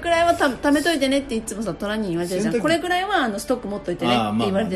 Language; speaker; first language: Japanese; native; Japanese